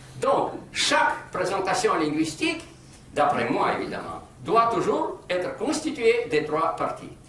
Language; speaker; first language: French; non-native, fluent; Russian